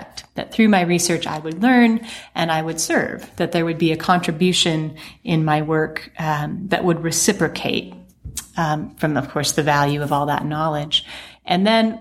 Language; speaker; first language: English; native; English